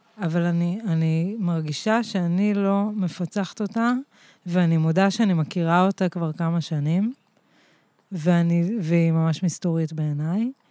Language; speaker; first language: Hebrew; native; Hebrew